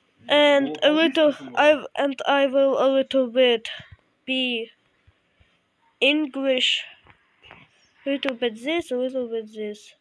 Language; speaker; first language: English; non-native, learner; Ukrainian